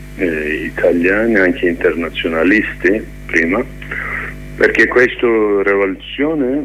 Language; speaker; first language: Italian; non-native, learner; Kurdish